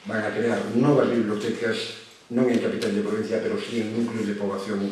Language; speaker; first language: Spanish; non-native, local second language; Galician